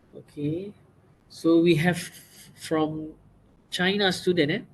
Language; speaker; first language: English; non-native, local second language; Malay